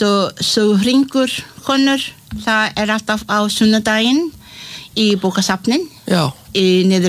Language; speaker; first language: Icelandic; non-native, learner; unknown